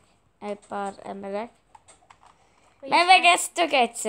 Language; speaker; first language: Hungarian; early bilingual, heritage; Hungarian